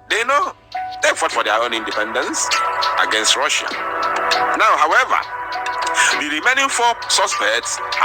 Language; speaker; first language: English; non-native, local second language; Igbo